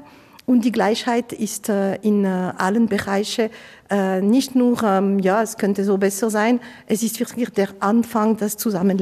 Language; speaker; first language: German; non-native, local second language; French